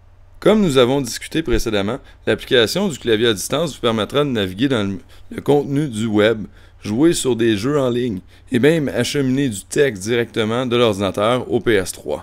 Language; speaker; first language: French; native; French